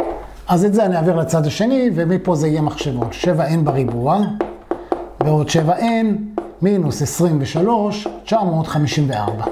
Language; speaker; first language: Hebrew; native; Hebrew